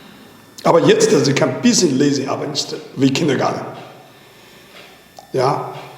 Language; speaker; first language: German; non-native, learner; Chinese